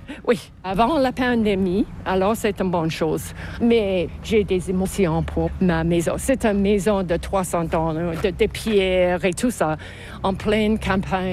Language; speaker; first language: French; non-native, fluent; English